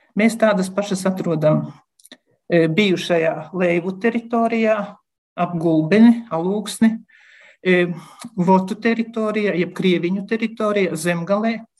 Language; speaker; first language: Latvian; native; Latvian